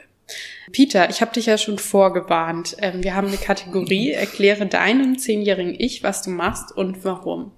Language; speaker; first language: German; native; German